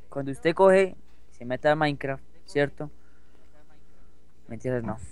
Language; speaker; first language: Spanish; native; Spanish